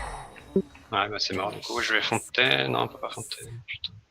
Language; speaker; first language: French; native; French